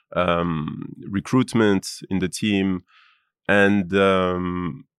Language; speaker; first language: English; non-native, fluent; French